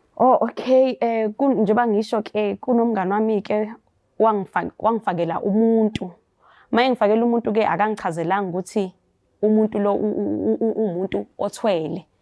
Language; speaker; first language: Zulu; native; Zulu